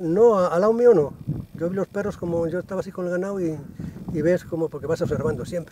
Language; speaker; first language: Spanish; native; Spanish